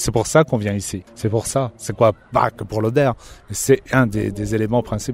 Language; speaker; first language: French; native; French